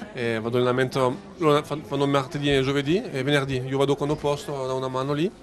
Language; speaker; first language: Italian; non-native, fluent; French